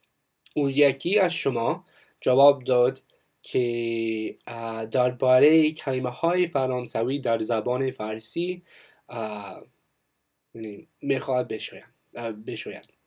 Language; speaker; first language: Persian; non-native, learner; English